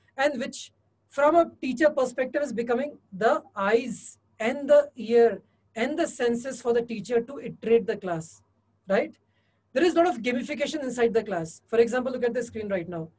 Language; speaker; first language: English; non-native, local second language; Hindi